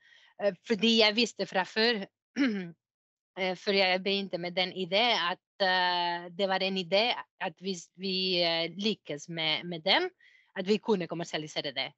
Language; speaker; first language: Norwegian; non-native, fluent; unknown